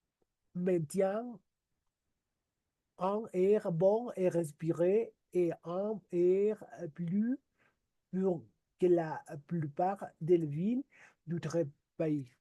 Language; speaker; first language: French; non-native, learner; Spanish